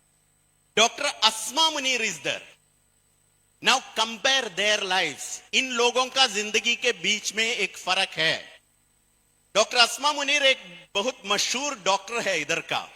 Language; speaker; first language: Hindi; non-native, local second language; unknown